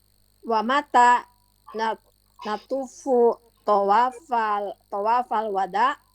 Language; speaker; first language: Arabic; non-native, learner; Indonesian